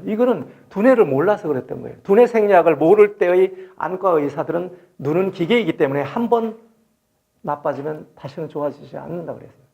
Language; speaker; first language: Korean; native; Korean